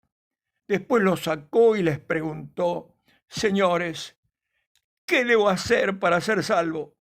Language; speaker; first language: Spanish; native; Spanish